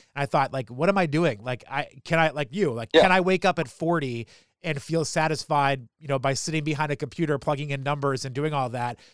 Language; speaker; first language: English; native; English